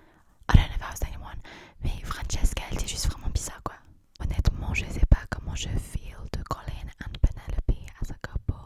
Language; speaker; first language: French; early bilingual, heritage; English